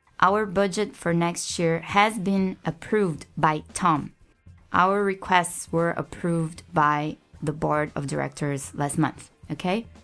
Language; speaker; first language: English; non-native, fluent; Portuguese